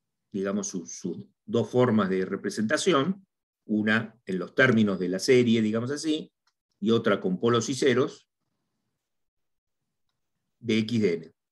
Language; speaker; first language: Spanish; native; Spanish